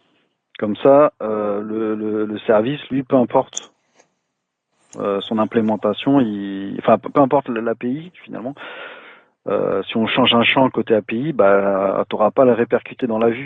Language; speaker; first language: French; native; French